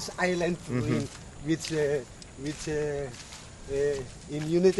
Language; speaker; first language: English; non-native, learner; Indonesian